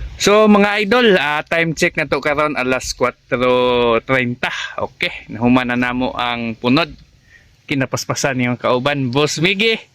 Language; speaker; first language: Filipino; non-native, local second language; Cebuano